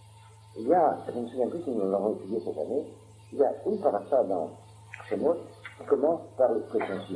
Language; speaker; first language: French; native; French